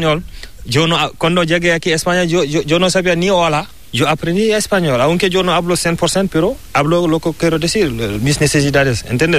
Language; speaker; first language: Spanish; non-native, learner; Fula